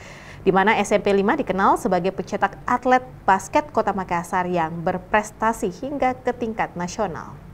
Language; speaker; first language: Indonesian; native; Indonesian